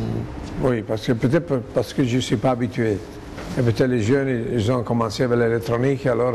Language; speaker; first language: French; non-native, fluent; Italian